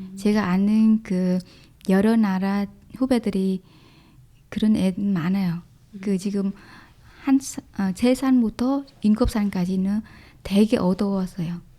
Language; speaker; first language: Korean; non-native, learner; Vietnamese